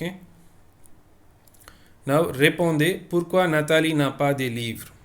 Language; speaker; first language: French; non-native, fluent; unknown